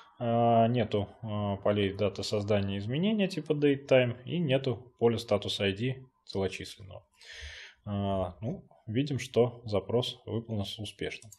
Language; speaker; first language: Russian; native; Russian